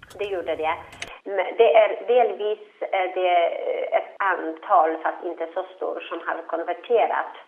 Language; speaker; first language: Swedish; non-native, fluent; Polish